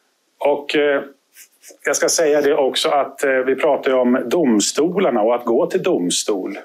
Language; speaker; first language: Swedish; native; Swedish